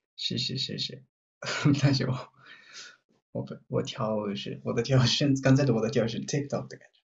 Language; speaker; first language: Chinese; non-native, learner; Japanese